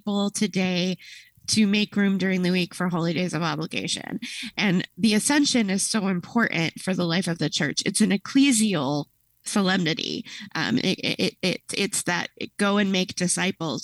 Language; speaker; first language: English; native; English